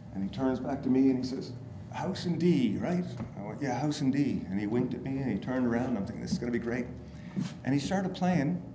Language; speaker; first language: English; native; English